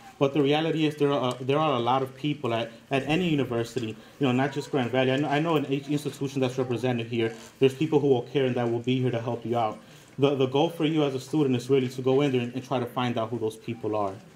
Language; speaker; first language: English; early bilingual, other home language; Spanish